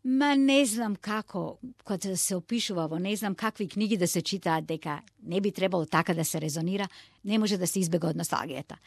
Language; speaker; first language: Macedonian; non-native, local second language; Turkish